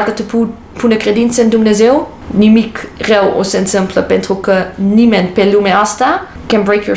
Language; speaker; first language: Romanian; non-native, learner; English